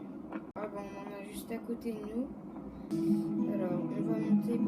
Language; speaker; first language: French; native; French